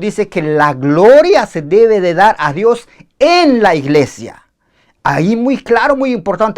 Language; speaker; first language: Spanish; native; Spanish